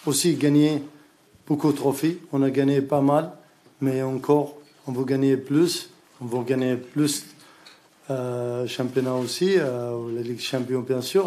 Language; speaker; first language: French; non-native, learner; Arabic